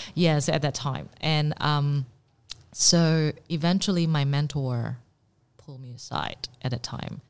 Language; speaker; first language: English; non-native, fluent; Indonesian